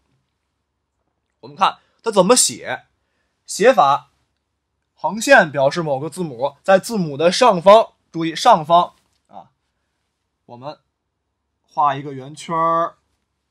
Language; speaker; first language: Chinese; native; Chinese